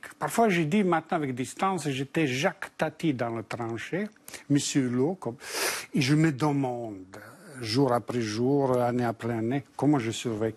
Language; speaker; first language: French; non-native, fluent; Bosnian